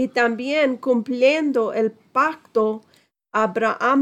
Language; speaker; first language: Spanish; non-native, fluent; English